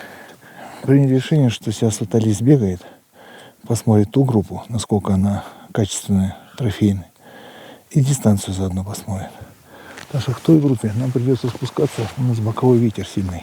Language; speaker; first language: Russian; native; Russian